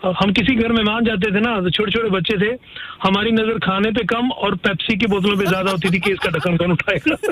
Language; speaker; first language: Hindi; early bilingual, heritage; Urdu